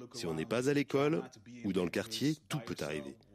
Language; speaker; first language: French; non-native, fluent; English